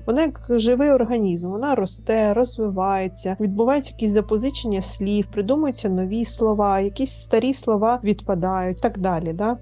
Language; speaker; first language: Ukrainian; native; Ukrainian